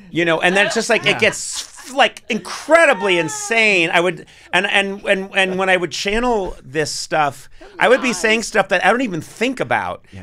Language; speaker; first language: English; native; English